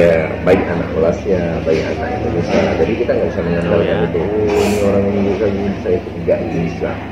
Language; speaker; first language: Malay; non-native, local second language; Achinese